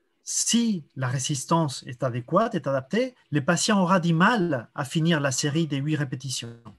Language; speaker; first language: French; native; French